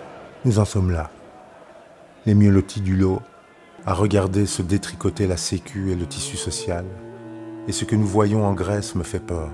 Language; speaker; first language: French; native; French